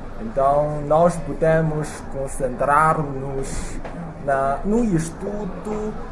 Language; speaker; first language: Portuguese; non-native, learner; Chinese